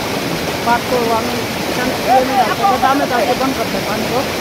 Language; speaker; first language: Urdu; non-native, local second language; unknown